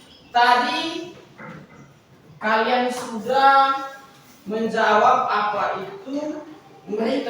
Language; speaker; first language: Indonesian; native; Indonesian